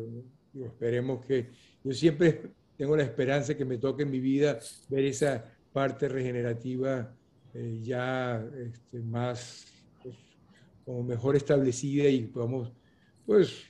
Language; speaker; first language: Spanish; native; Spanish